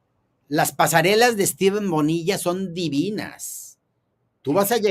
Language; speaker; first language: Spanish; native; Spanish